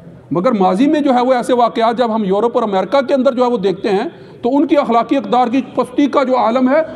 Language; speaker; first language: Urdu; native; Urdu